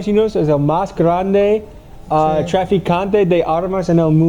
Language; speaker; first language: Spanish; non-native, learner; English